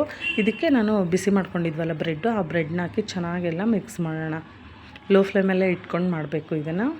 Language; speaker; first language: Kannada; native; Kannada